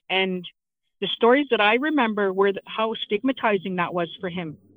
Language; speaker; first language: English; native; English